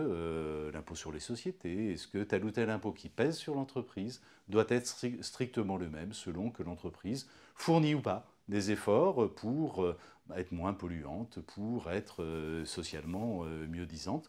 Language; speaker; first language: French; native; French